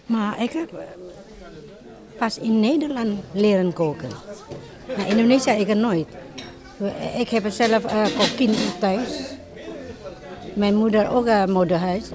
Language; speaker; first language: Dutch; non-native, learner; Indonesian